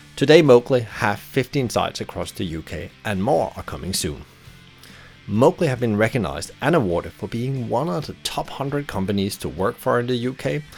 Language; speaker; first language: English; native; English